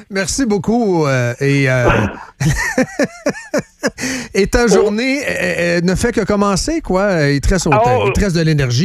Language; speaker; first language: French; native; French